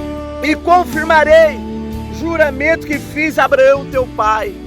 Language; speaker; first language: Portuguese; native; Portuguese